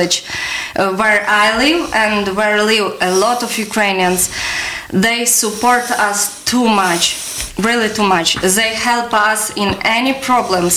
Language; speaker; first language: English; non-native, learner; Ukrainian